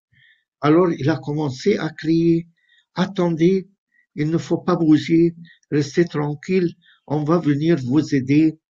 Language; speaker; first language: French; non-native, fluent; Arabic